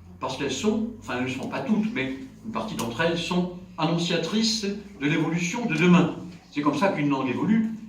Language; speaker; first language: French; native; French